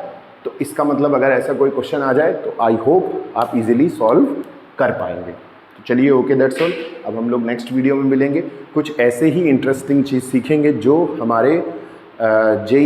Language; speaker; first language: Hindi; native; Hindi